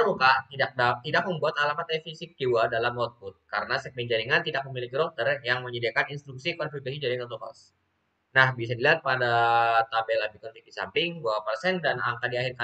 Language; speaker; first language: Indonesian; native; Indonesian